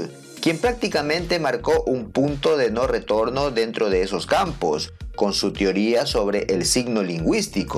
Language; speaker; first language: Spanish; native; Spanish